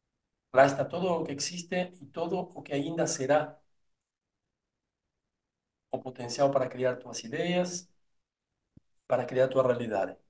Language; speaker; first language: Portuguese; non-native, fluent; Spanish